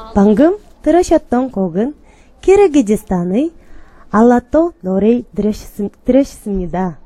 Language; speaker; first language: Korean; non-native, fluent; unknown